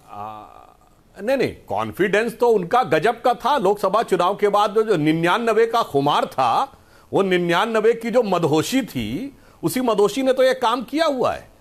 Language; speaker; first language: Hindi; native; Hindi